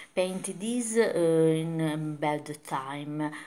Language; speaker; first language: English; non-native, learner; Italian